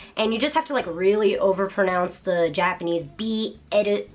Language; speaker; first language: English; early bilingual, other home language; Japanese